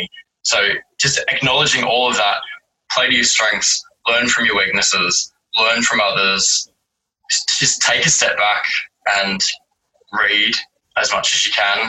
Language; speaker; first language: English; native; English